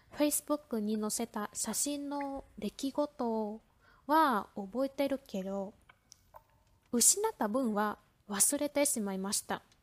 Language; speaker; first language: Japanese; non-native, fluent; Vietnamese